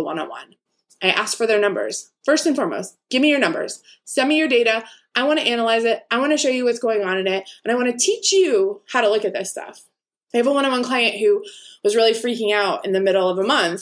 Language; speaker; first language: English; native; English